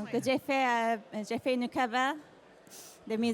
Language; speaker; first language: French; non-native, fluent; Japanese